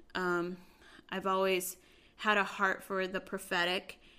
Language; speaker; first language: English; early bilingual, other home language; Spanish